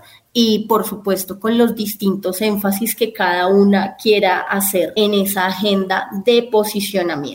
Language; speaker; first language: Spanish; native; Spanish